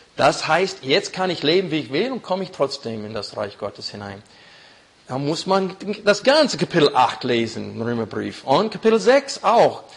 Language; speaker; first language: German; non-native, fluent; English